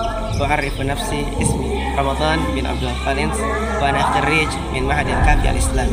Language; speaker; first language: Arabic; non-native, learner; Indonesian